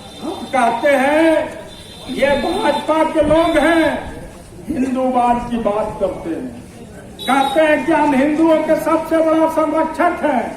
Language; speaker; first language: Hindi; native; Hindi